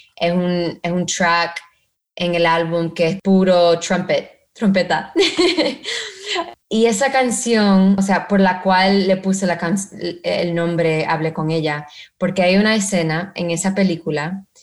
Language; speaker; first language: Spanish; early bilingual, heritage; Spanish